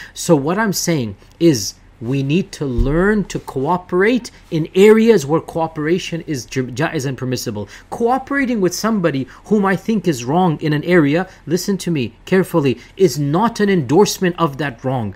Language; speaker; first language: English; early bilingual, other home language; Urdu